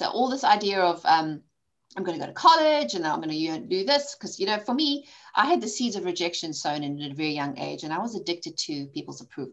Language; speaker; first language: English; native; English